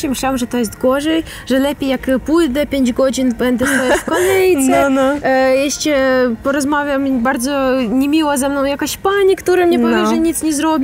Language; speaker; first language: Polish; non-native, fluent; Ukrainian